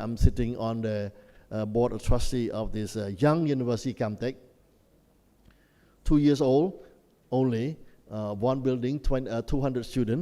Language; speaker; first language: English; non-native, fluent; Khmer